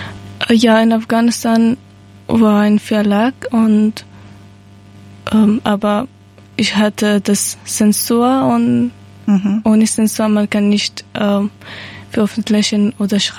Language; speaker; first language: German; non-native, learner; Persian